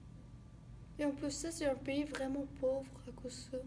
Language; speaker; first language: French; early bilingual, other home language; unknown